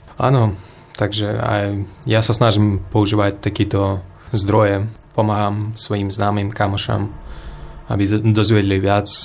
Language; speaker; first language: Slovak; non-native, fluent; Russian